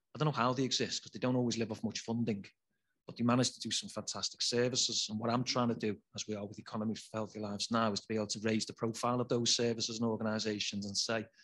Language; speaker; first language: English; native; English